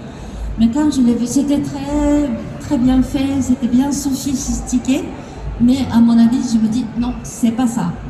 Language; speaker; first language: French; non-native, fluent; Japanese